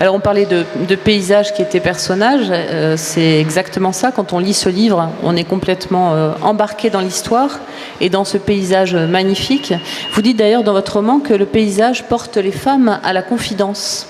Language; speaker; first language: French; native; French